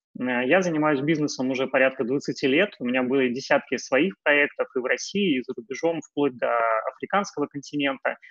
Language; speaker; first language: Russian; native; Russian